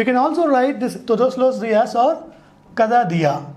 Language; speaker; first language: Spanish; non-native, fluent; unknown